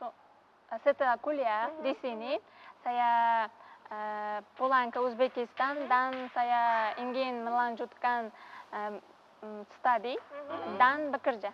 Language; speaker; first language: Indonesian; non-native, learner; Uzbek